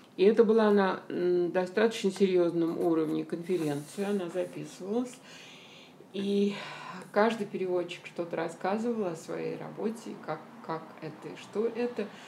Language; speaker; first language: Russian; native; Russian